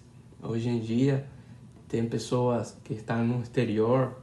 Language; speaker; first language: Portuguese; non-native, learner; Spanish